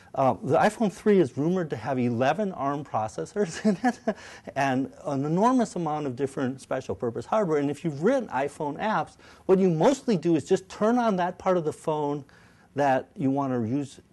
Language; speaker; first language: English; native; English